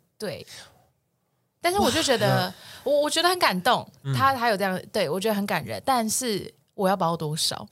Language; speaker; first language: Chinese; native; Chinese